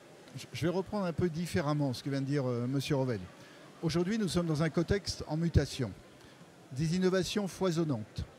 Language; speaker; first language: French; native; French